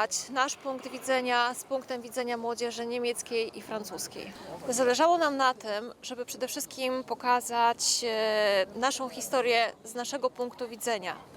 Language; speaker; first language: Polish; native; Polish